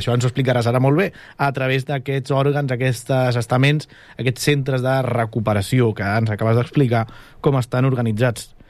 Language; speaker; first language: Catalan; native; Catalan